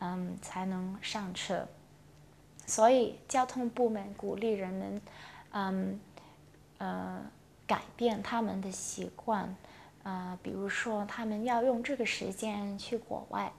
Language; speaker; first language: Chinese; non-native, local second language; Cantonese